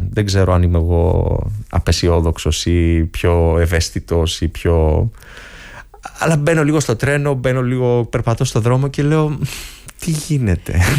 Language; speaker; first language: Greek; native; Greek